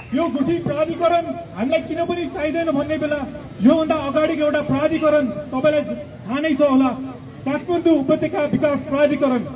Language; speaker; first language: Nepali; non-native, local second language; Newari